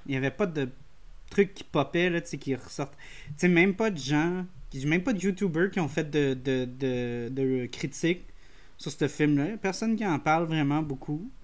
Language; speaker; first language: French; native; French